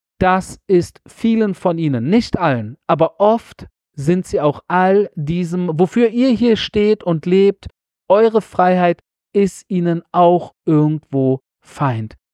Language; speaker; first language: German; early bilingual, other home language; Persian